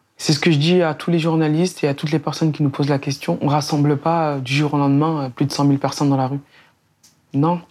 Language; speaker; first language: French; native; French